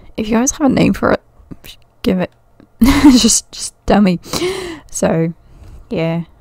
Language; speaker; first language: English; native; English